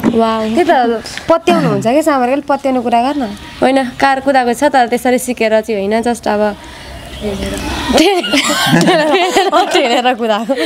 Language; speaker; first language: Nepali; native; Nepali